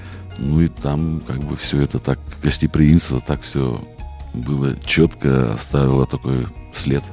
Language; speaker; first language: Russian; native; Russian